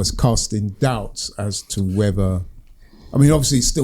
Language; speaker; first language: English; native; English